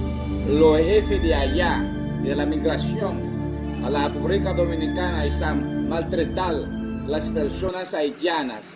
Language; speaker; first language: Spanish; non-native, local second language; Haitian Creole